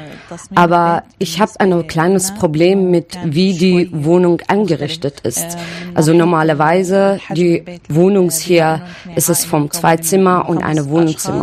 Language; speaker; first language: German; non-native, learner; Arabic